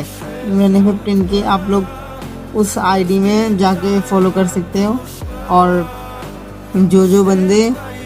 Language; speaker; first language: Hindi; non-native, fluent; Bangla